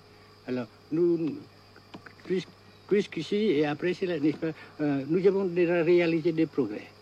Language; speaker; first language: French; non-native, fluent; Vietnamese